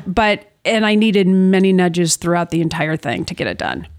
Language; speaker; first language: English; native; English